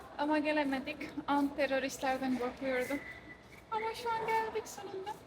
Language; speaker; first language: Turkish; non-native, fluent; Estonian